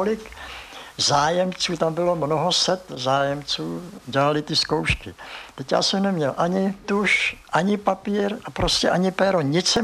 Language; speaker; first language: Czech; native; Czech